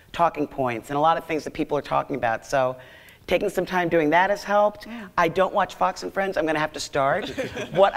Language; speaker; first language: English; native; English